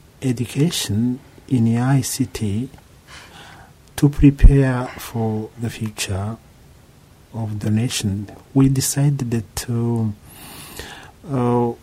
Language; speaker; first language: English; non-native, local second language; Kinyarwanda